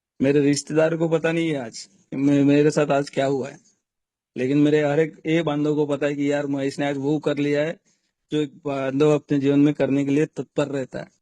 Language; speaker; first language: Hindi; non-native, local second language; Marathi